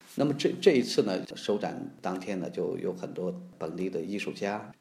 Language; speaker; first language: Chinese; native; Chinese